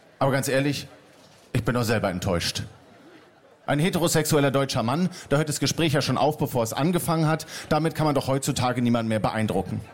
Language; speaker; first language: German; native; German